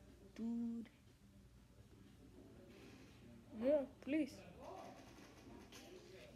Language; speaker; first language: Spanish; early bilingual, other home language; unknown